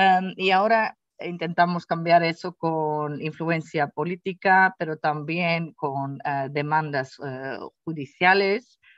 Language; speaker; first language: Spanish; non-native, fluent; Dutch